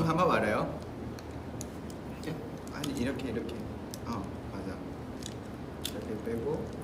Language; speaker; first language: Korean; non-native, fluent; Vietnamese